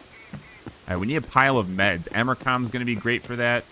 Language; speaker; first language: English; native; English